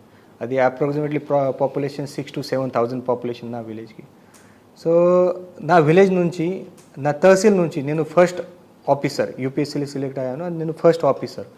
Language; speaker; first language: Telugu; non-native, fluent; Marathi